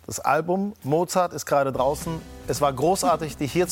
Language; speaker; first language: German; native; German